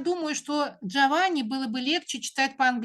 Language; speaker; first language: Russian; native; Russian